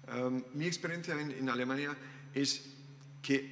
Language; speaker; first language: Spanish; non-native, learner; German